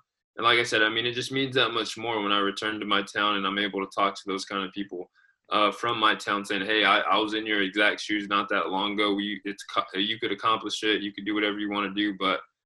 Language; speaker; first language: English; native; English